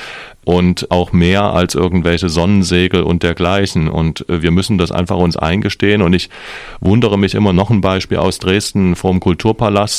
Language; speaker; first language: German; native; German